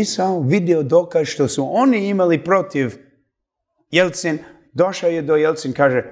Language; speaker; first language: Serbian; early bilingual, heritage; Serbian